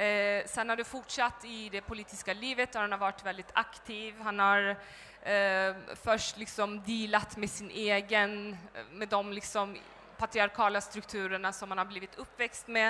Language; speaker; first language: Swedish; early bilingual, other home language; Turkish